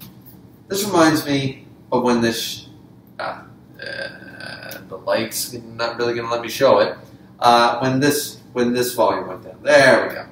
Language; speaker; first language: English; native; English